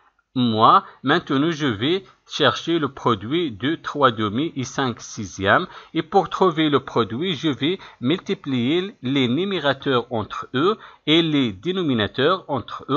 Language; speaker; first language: French; non-native, local second language; Arabic